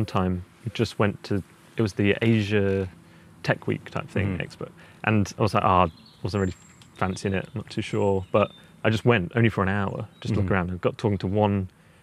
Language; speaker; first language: English; native; English